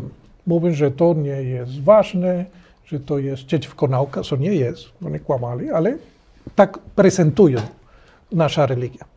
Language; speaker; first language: Polish; non-native, learner; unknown